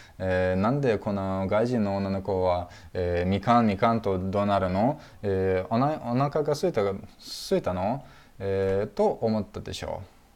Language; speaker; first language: Japanese; non-native, fluent; Russian